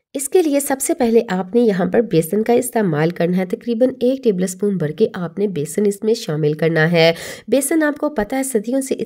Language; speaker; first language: Hindi; native; Hindi